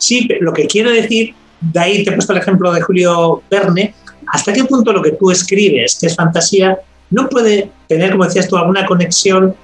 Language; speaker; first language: Spanish; native; Spanish